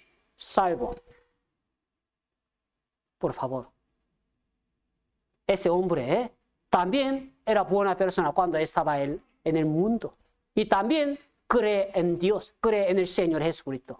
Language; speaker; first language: Spanish; non-native, fluent; Korean